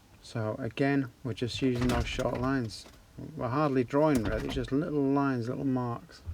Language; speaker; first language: English; native; English